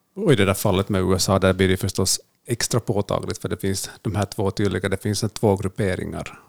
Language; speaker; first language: Swedish; native; Swedish